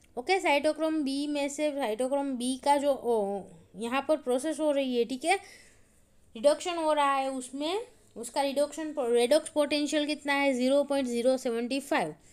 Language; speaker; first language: Hindi; non-native, local second language; Gujarati